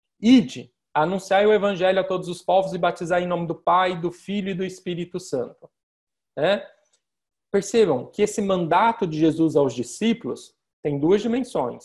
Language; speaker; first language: Portuguese; native; Portuguese